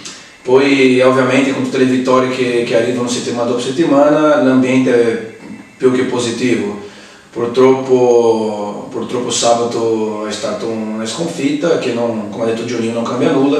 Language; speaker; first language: Italian; non-native, fluent; Portuguese